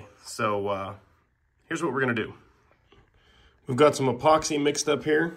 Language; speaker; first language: English; native; English